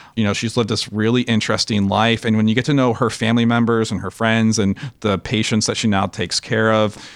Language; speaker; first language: English; native; English